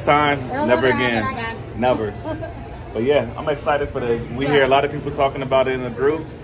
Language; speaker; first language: English; native; English